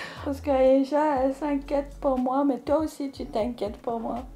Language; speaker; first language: French; non-native, local second language; Morisyen